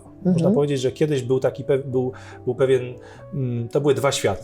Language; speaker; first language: Polish; native; Polish